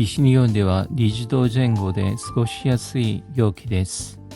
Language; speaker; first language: Japanese; non-native, fluent; Korean